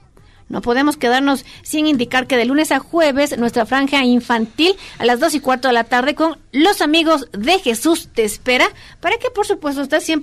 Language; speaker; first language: Spanish; native; Spanish